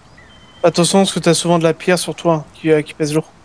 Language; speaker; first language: French; native; French